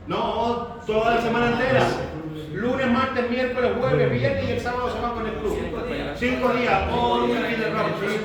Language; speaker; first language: Spanish; native; Spanish